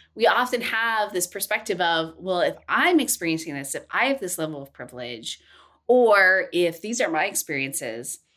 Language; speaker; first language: English; native; English